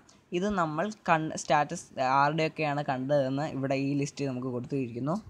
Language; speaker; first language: Malayalam; native; Malayalam